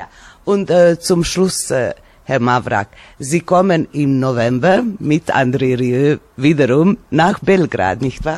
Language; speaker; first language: German; non-native, fluent; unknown